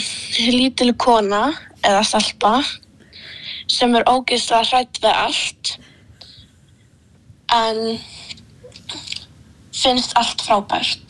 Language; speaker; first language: Icelandic; early bilingual, other home language; Polish